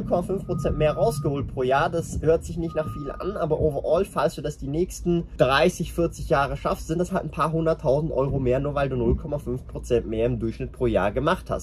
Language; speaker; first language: German; native; German